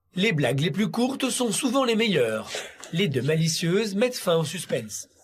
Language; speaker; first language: French; native; French